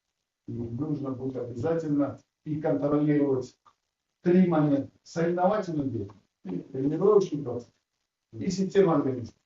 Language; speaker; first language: Russian; non-native, local second language; Uzbek